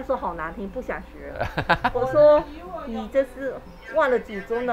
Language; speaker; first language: Chinese; non-native, local second language; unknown